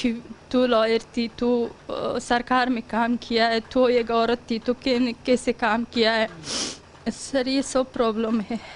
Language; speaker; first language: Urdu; non-native, learner; Pashto